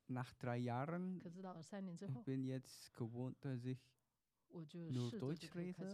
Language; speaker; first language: German; non-native, learner; Chinese